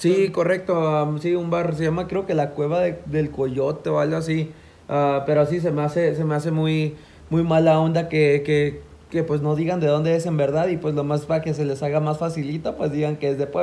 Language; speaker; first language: Spanish; native; Spanish